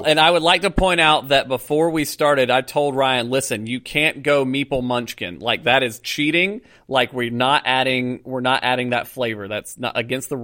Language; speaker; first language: English; native; English